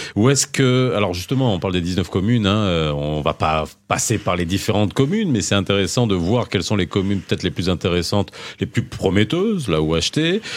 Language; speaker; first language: French; non-native, local second language; Arabic